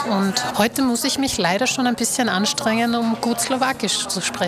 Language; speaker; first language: German; early bilingual, other home language; Slovak